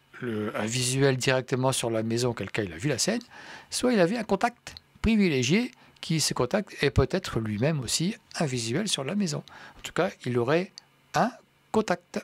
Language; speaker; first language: French; native; French